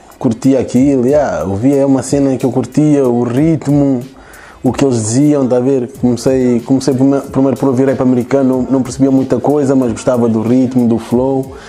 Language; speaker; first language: Portuguese; early bilingual, other home language; Kabuverdianu